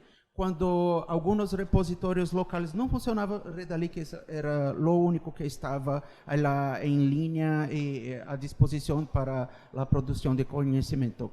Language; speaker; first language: Spanish; non-native, fluent; Portuguese